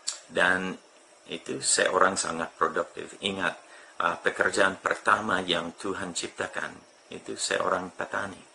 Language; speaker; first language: Indonesian; non-native, fluent; English